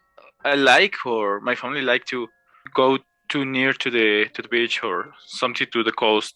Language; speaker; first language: English; non-native, learner; Spanish